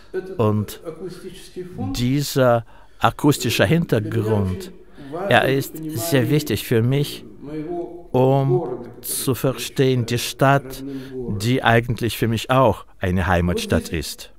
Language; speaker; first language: German; non-native, fluent; Russian